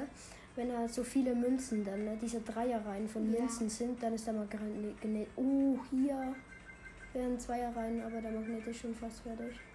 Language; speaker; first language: German; native; German